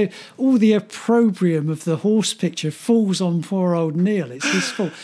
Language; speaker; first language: English; native; English